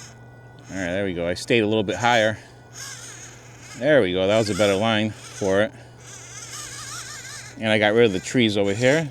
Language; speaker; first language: English; native; English